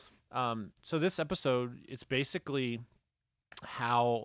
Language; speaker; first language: English; native; English